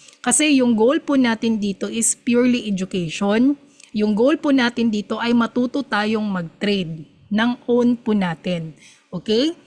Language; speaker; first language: Filipino; non-native, local second language; Cebuano